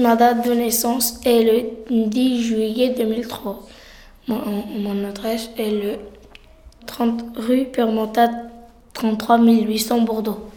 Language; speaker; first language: French; early bilingual, other home language; Romany